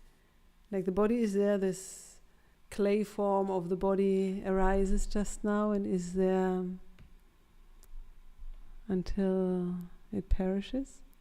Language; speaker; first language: English; non-native, fluent; German